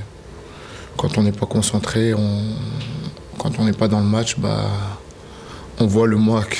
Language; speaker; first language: French; native; French